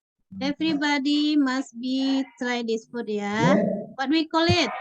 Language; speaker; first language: English; non-native, fluent; Indonesian